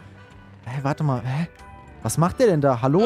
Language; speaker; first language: German; native; German